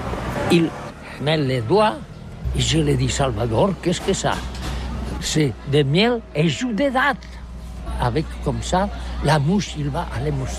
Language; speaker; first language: French; non-native, learner; Catalan